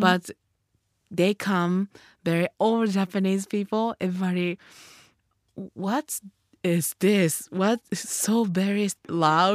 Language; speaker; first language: English; non-native, learner; Japanese